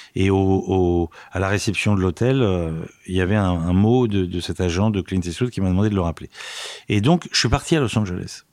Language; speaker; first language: French; native; French